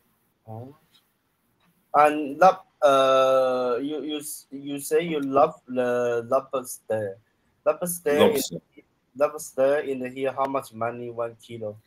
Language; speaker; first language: English; non-native, learner; Chinese